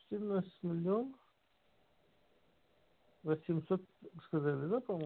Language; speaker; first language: Russian; non-native, learner; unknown